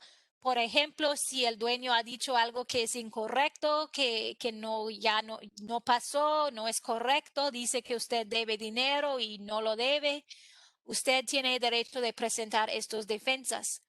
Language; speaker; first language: Spanish; non-native, fluent; English